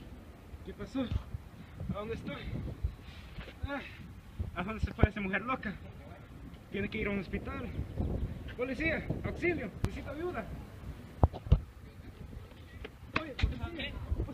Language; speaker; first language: Spanish; non-native, learner; English